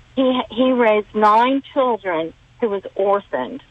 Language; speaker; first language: English; native; English